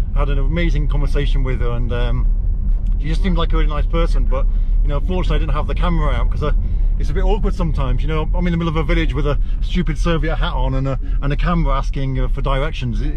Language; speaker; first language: English; native; English